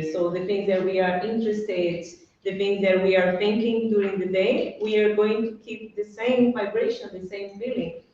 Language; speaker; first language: English; non-native, fluent; Portuguese